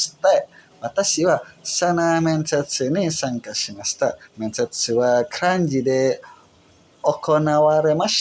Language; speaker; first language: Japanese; non-native, learner; Indonesian